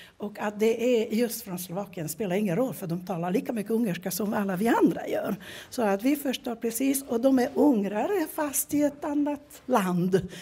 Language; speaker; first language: Swedish; non-native, fluent; Hungarian